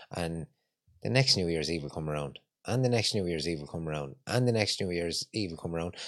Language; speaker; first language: English; native; English